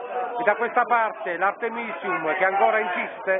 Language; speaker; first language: Italian; native; Italian